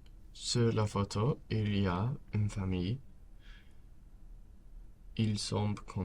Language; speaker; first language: French; non-native, learner; English